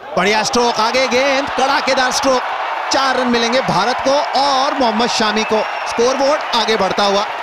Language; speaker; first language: Hindi; native; Hindi